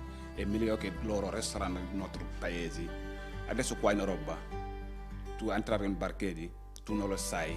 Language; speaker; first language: Italian; non-native, learner; Wolof